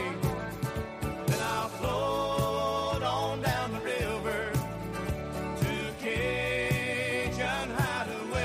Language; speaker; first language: English; native; English